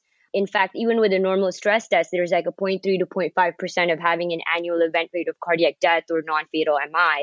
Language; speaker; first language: English; non-native, local second language; Urdu